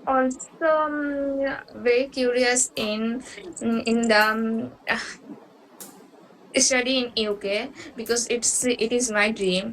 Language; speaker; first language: English; non-native, learner; Bangla